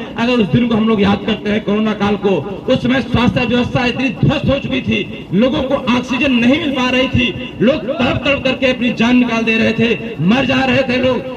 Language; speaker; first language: Hindi; native; Hindi